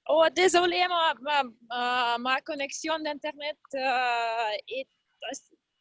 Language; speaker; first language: French; non-native, fluent; Russian